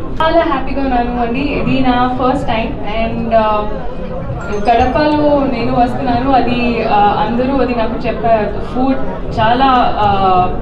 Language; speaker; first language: Telugu; non-native, learner; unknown